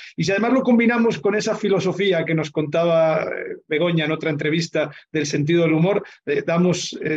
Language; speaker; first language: Spanish; native; Spanish